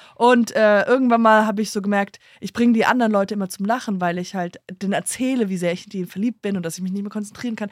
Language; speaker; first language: German; non-native, fluent; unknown